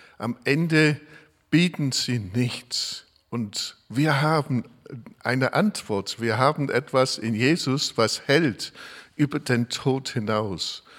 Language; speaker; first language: German; non-native, fluent; English